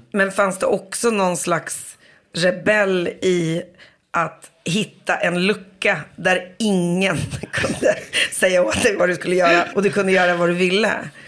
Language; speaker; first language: Swedish; native; Swedish